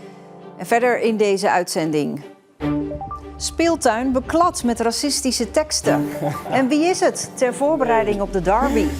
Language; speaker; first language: Dutch; native; Dutch